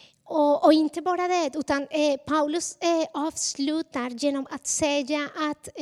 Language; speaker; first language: Swedish; non-native, fluent; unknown